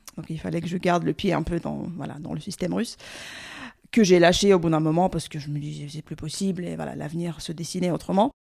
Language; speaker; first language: French; non-native, fluent; Russian